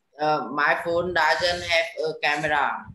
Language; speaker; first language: English; non-native, learner; Vietnamese